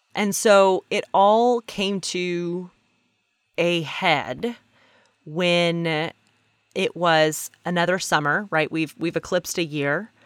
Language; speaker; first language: English; native; English